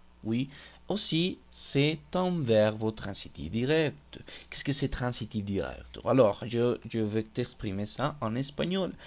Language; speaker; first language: French; non-native, fluent; Spanish